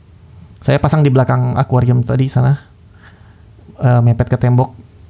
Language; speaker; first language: Indonesian; native; Indonesian